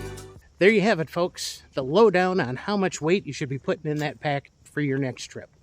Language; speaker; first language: English; native; English